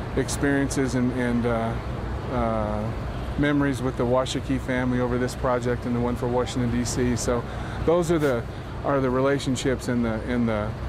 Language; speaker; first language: English; native; English